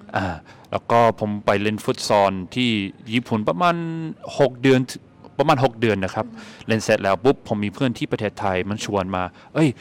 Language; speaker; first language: Thai; non-native, fluent; English